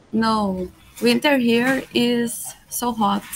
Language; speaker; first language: English; non-native, learner; Portuguese